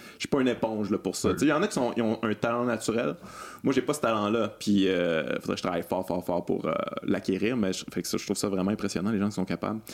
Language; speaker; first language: French; native; French